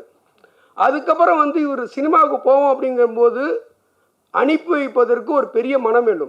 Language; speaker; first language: Tamil; native; Tamil